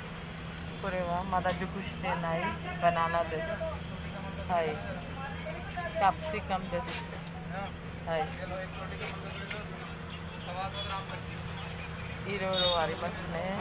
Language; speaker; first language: Japanese; non-native, fluent; Hindi